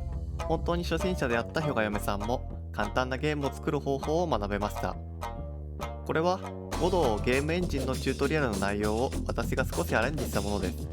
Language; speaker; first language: Japanese; native; Japanese